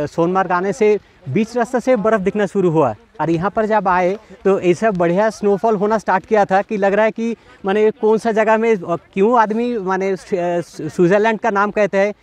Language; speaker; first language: Hindi; non-native, local second language; Bangla